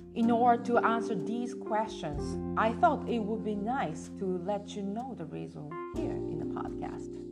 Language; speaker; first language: English; non-native, fluent; Japanese